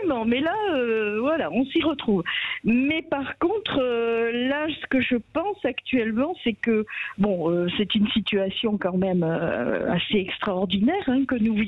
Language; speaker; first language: French; native; French